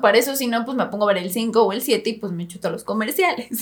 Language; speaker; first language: Spanish; native; Spanish